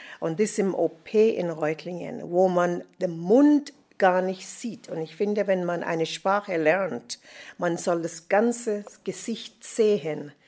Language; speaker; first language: German; non-native, fluent; English